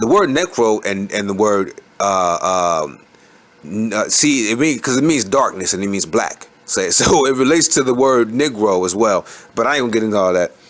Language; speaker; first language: English; native; English